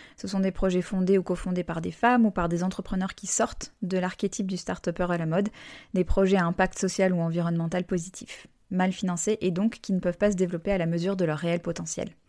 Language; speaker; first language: French; early bilingual, heritage; French